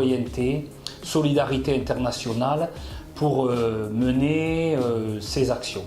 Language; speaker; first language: French; native; French